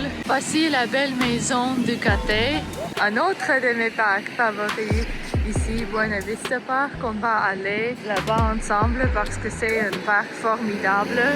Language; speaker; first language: French; non-native, learner; English